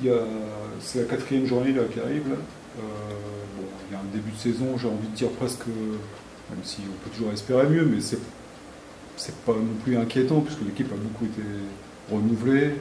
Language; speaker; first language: French; native; French